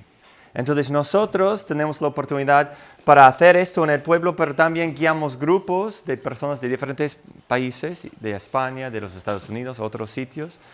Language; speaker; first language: Spanish; non-native, fluent; English